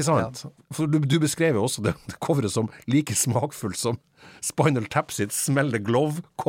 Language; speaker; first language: Norwegian; native; Norwegian